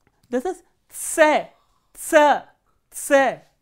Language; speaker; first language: English; non-native, local second language; Hindi